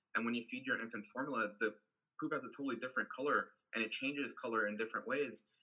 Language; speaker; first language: English; non-native, fluent; Portuguese